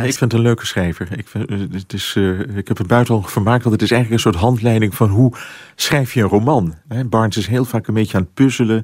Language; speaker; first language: Dutch; native; Dutch